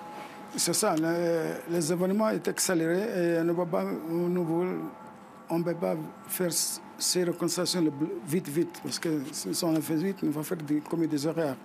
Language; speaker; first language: French; non-native, fluent; Arabic